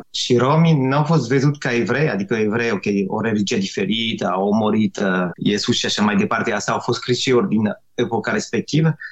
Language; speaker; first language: Romanian; non-native, fluent; French